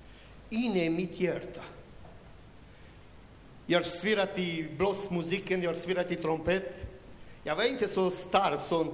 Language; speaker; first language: Swedish; non-native, learner; Romanian